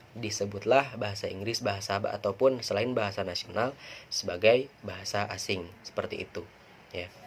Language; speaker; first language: Indonesian; non-native, local second language; Sundanese